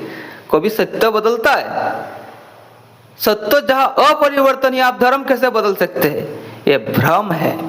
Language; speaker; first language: Hindi; non-native, local second language; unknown